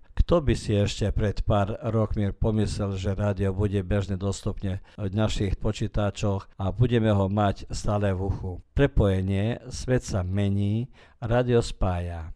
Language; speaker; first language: Slovak; early bilingual, heritage; Slovak